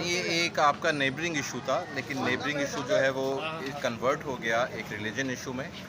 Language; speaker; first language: Urdu; non-native, local second language; Sindhi